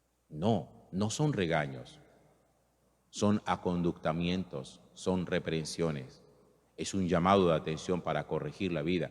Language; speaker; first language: Spanish; native; Spanish